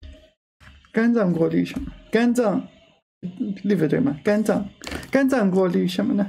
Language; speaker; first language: Chinese; non-native, learner; English